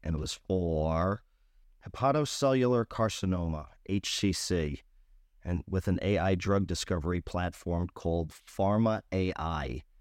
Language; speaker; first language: English; native; English